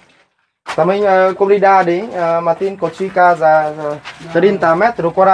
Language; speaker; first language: Portuguese; non-native, learner; Vietnamese